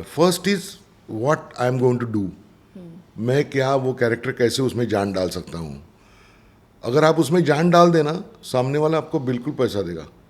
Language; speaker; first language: Hindi; non-native, local second language; Marathi